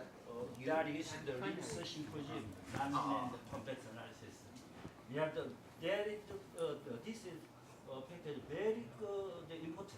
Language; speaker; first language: English; non-native, learner; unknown